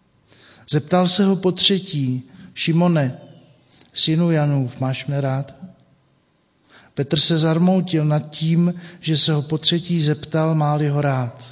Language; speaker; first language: Czech; native; Czech